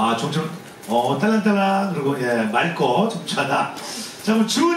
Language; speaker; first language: Korean; native; Korean